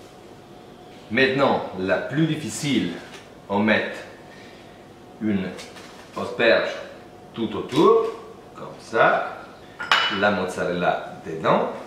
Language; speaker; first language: French; non-native, fluent; Italian